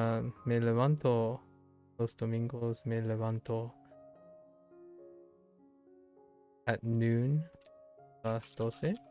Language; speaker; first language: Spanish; non-native, learner; English